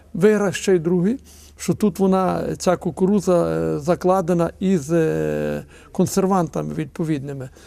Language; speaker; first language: Ukrainian; native; Ukrainian